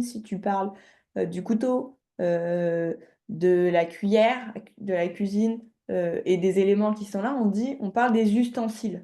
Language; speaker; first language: French; native; French